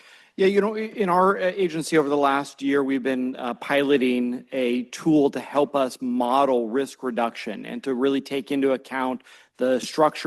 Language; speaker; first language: English; native; English